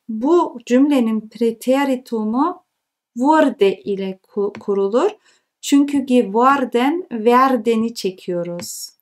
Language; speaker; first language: Turkish; early bilingual, heritage; Turkish